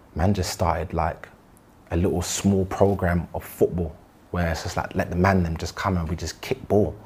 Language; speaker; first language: English; native; English